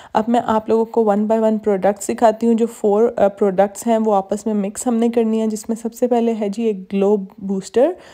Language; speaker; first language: Urdu; native; Urdu